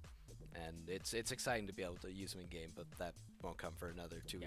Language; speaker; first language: English; native; English